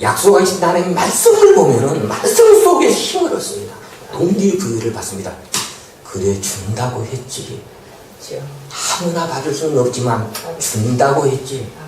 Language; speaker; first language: Korean; native; Korean